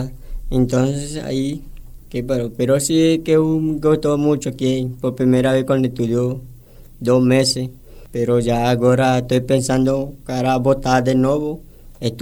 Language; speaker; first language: Spanish; non-native, local second language; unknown